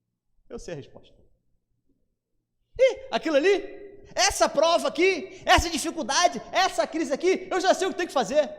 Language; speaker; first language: Portuguese; native; Portuguese